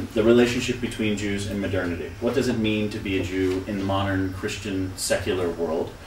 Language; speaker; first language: English; native; English